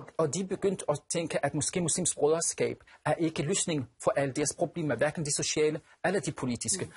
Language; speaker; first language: Danish; non-native, fluent; Arabic